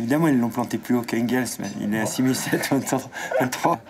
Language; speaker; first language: French; native; French